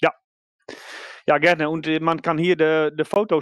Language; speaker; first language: German; non-native, learner; Dutch